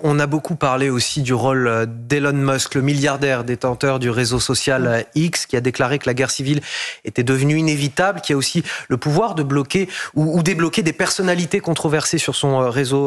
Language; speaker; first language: French; native; French